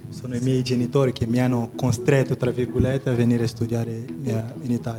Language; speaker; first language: Italian; non-native, fluent; Portuguese